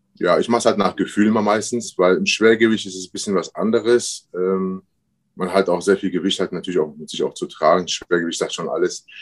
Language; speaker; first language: German; early bilingual, other home language; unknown